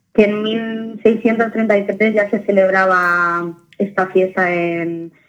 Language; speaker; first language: Spanish; native; Spanish